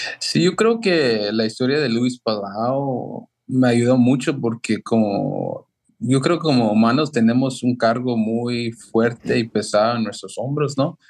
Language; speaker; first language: Spanish; early bilingual, heritage; Spanish